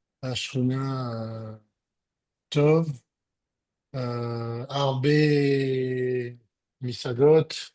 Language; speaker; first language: Hebrew; non-native, learner; French